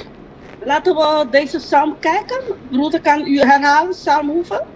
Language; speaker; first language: Dutch; non-native, local second language; Papiamento